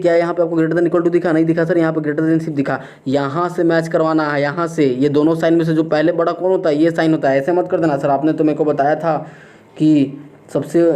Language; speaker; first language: Hindi; native; Hindi